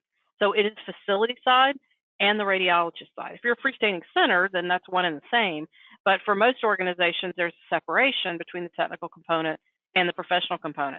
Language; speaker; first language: English; native; English